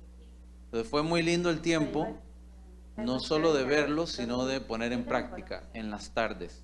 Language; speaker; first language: Spanish; native; Spanish